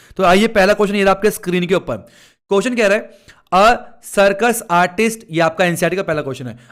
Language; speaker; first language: Hindi; native; Hindi